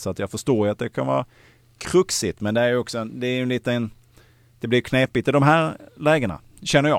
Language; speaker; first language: Swedish; native; Swedish